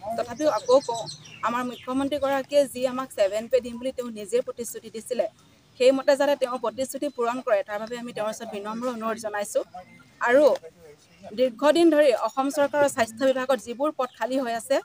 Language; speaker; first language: Assamese; native; Assamese